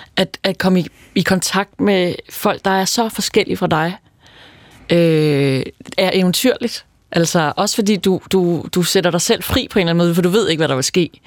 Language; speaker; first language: Danish; native; Danish